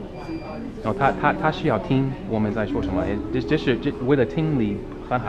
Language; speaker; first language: Chinese; non-native, fluent; English